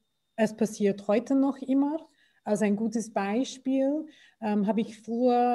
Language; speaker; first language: German; non-native, fluent; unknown